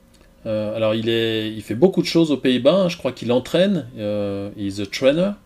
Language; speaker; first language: French; native; French